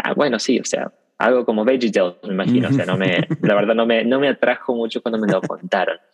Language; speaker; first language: Spanish; native; Spanish